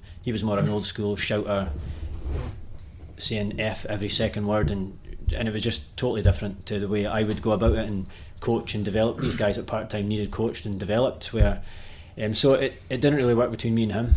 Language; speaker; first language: English; native; English